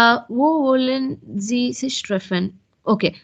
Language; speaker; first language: German; non-native, learner; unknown